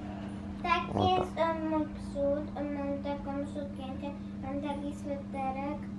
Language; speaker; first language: Polish; early bilingual, heritage; Polish